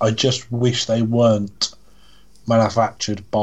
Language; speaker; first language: English; native; English